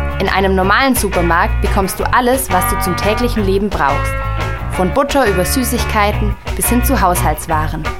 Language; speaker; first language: German; native; German